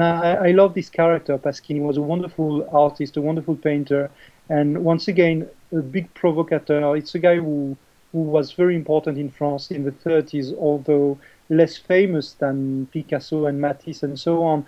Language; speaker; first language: English; non-native, fluent; French